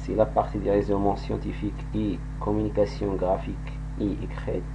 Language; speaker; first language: French; non-native, local second language; Arabic